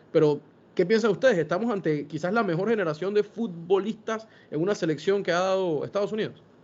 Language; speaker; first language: Spanish; native; Spanish